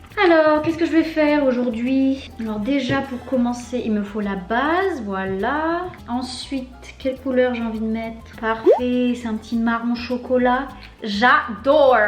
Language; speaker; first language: French; native; French